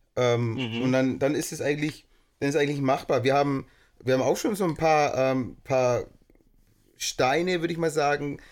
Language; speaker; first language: German; native; German